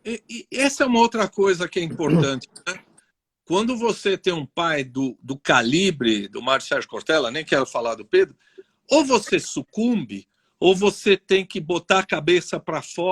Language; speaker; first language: Portuguese; native; Portuguese